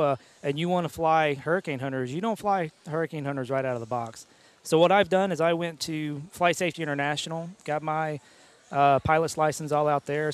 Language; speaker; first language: English; native; English